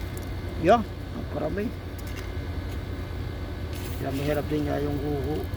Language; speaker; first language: Filipino; native; Filipino